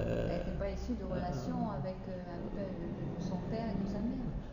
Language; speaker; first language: French; native; French